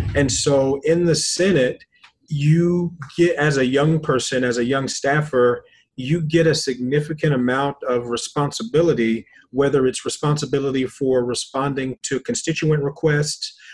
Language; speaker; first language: English; native; English